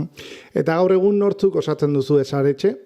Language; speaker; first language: Basque; native; Basque